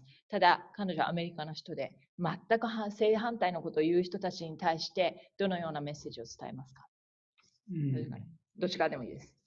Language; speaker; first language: Japanese; native; Japanese